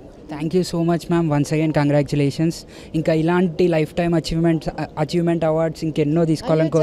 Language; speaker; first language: Telugu; native; Telugu